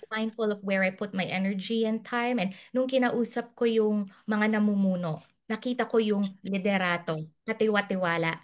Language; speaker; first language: Filipino; native; Filipino